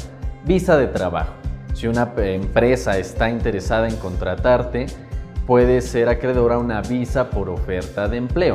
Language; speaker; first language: Spanish; native; Spanish